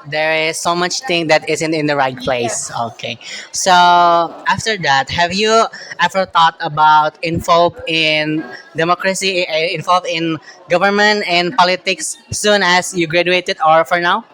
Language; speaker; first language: English; non-native, learner; Indonesian